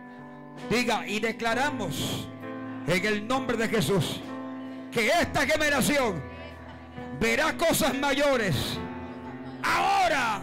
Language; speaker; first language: Spanish; native; Spanish